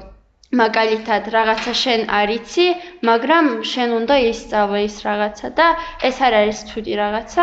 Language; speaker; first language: Georgian; non-native, local second language; Azerbaijani